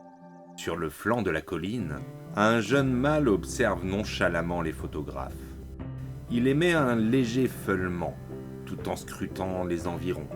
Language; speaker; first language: French; native; French